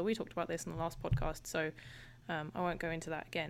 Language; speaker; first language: English; native; English